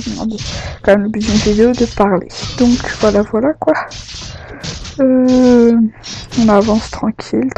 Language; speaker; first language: French; native; French